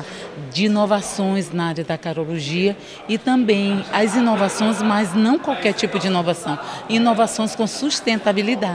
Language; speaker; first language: Portuguese; native; Portuguese